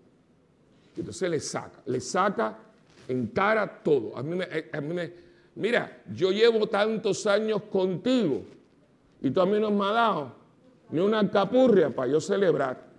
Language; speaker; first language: Spanish; native; Spanish